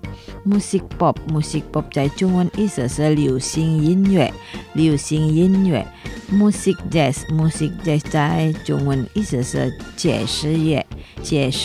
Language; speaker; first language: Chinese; non-native, fluent; Indonesian